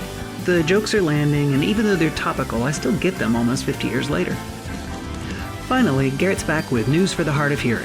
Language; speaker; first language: English; native; English